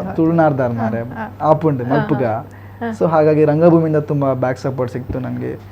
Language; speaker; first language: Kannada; non-native, local second language; Tulu